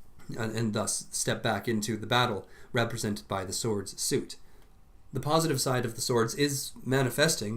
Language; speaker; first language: English; native; English